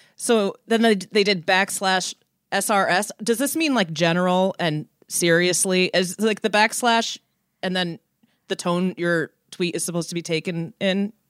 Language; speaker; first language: English; native; English